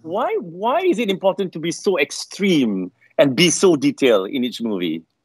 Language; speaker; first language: English; non-native, local second language; Malay